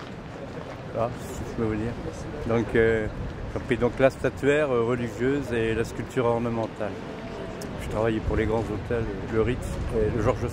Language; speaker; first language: French; native; French